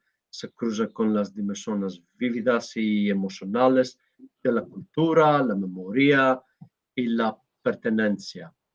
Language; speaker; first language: Spanish; non-native, learner; Greek